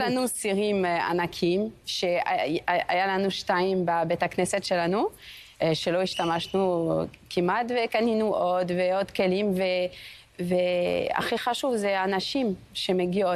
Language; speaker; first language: Hebrew; non-native, fluent; French